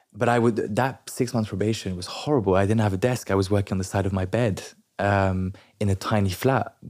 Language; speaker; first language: English; non-native, local second language; French